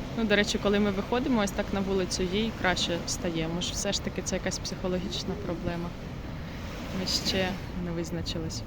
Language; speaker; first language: Ukrainian; non-native, local second language; Russian